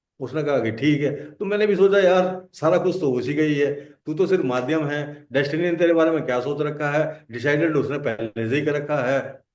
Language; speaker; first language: Hindi; native; Hindi